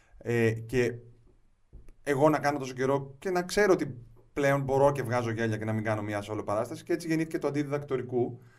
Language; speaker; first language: Greek; native; Greek